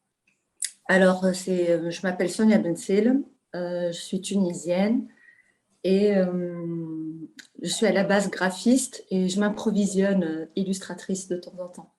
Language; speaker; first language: French; non-native, local second language; Arabic